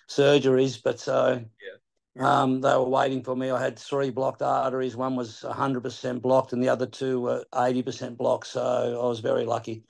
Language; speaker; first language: English; native; English